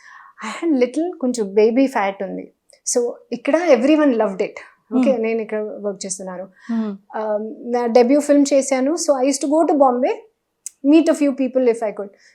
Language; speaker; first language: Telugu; non-native, learner; Hindi